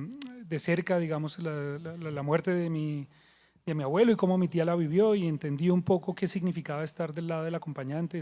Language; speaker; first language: Spanish; native; Spanish